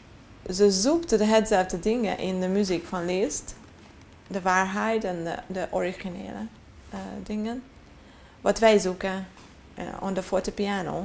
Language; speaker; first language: Dutch; non-native, fluent; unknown